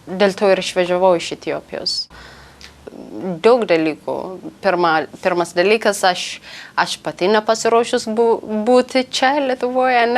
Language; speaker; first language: Lithuanian; non-native, learner; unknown